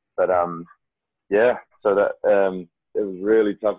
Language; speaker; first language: English; native; English